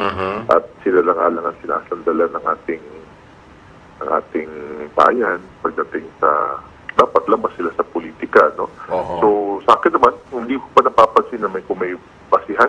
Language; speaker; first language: Filipino; native; Filipino